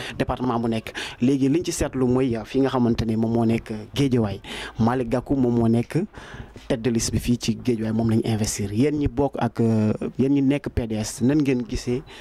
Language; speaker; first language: Wolof; native; Wolof